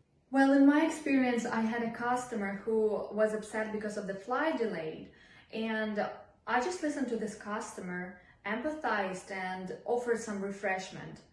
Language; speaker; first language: English; non-native, fluent; Ukrainian